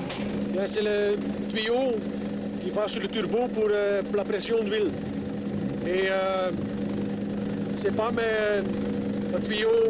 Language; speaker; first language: French; non-native, local second language; Dutch